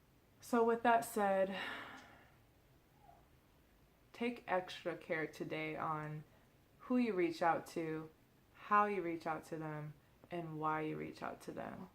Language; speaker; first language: English; native; English